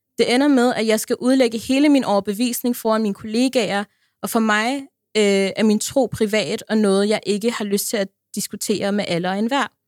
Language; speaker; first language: Danish; early bilingual, other home language; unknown